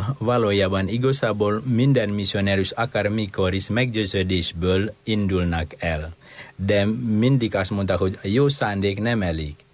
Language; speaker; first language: Hungarian; non-native, fluent; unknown